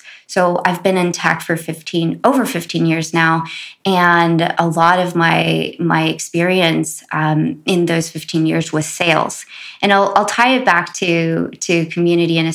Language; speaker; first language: English; native; English